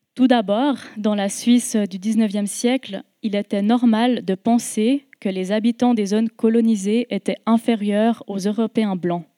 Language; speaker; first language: French; native; French